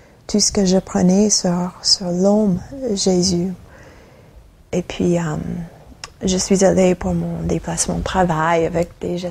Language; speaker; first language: French; non-native, fluent; English